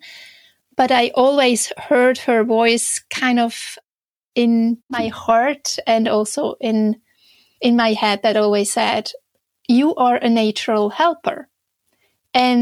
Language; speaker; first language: English; non-native, fluent; Swiss German